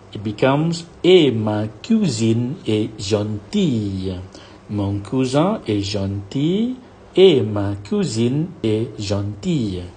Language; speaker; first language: French; non-native, fluent; Malay